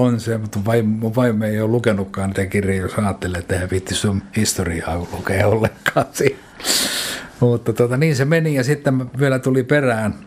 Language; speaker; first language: Finnish; native; Finnish